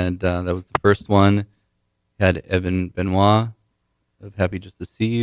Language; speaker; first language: English; native; English